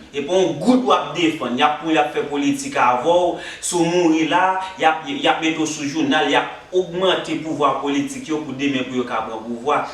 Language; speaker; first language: Haitian Creole; native; Haitian Creole